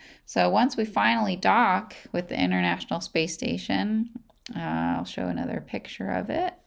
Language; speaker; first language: English; native; English